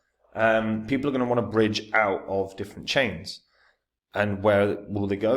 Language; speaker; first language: English; native; English